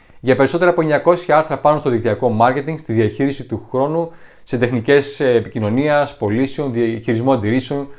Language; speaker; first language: Greek; native; Greek